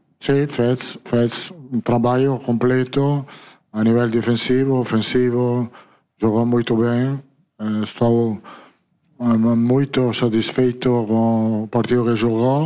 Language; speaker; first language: Portuguese; non-native, learner; Italian